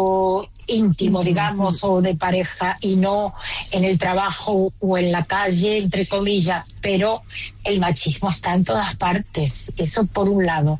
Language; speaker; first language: Spanish; native; Spanish